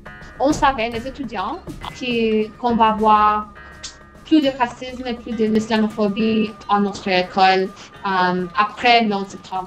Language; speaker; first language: French; non-native, fluent; English